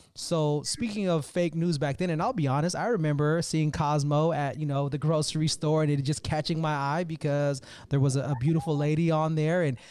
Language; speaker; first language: English; native; English